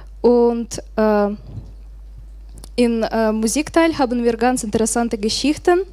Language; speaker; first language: German; non-native, learner; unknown